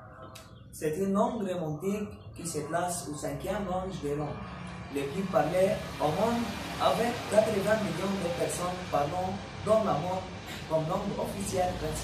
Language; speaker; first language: French; non-native, local second language; Arabic